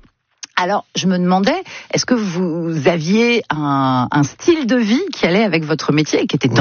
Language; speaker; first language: French; native; French